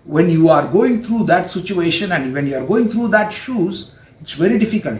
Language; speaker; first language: English; non-native, local second language; Tamil